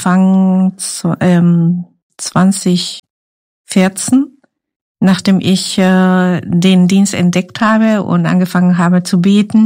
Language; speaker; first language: German; non-native, fluent; Spanish